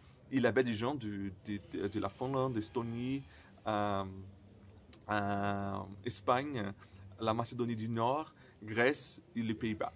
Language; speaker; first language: French; non-native, fluent; Portuguese